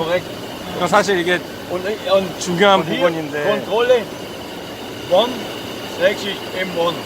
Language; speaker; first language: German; non-native, learner; Korean